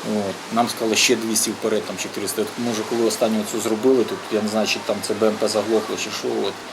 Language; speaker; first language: Ukrainian; native; Ukrainian